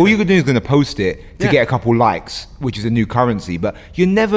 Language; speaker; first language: English; native; English